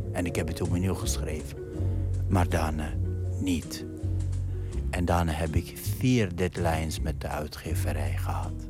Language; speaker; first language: Dutch; non-native, fluent; Arabic